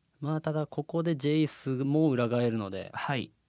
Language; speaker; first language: Japanese; native; Japanese